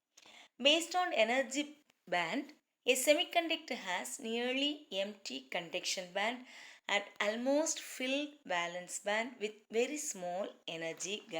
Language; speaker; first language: English; non-native, local second language; Tamil